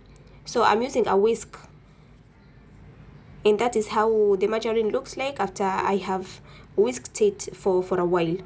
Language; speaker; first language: English; non-native, local second language; Swahili